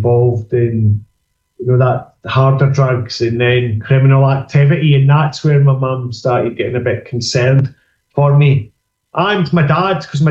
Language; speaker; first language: English; native; English